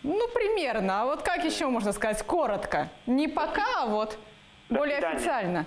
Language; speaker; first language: Russian; native; Russian